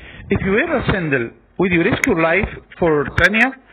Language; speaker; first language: English; non-native, fluent; Arabic